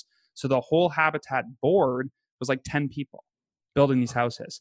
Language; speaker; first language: English; native; English